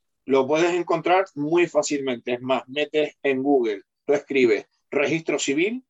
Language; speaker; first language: Spanish; native; Spanish